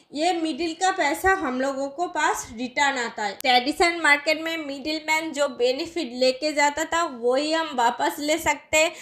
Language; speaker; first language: Hindi; non-native, local second language; Bangla